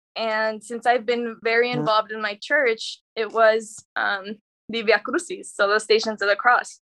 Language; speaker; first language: English; early bilingual, other home language; Spanish